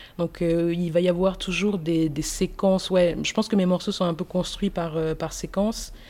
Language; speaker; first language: French; early bilingual, other home language; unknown